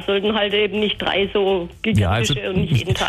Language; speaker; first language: German; native; German